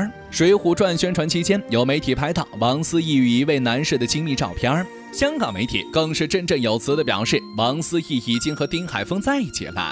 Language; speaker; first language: Chinese; native; Chinese